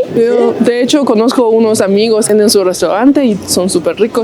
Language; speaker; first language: Spanish; non-native, fluent; Chinese